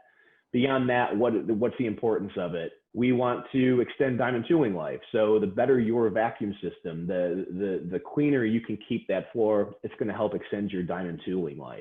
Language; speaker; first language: English; native; English